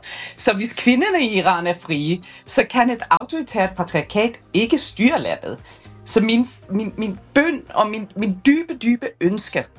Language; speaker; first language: Danish; non-native, fluent; Persian